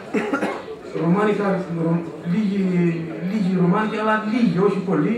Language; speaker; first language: Greek; non-native, fluent; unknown